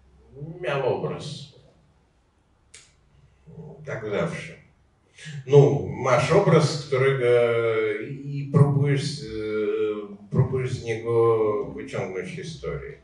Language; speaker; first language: Polish; non-native, learner; Ukrainian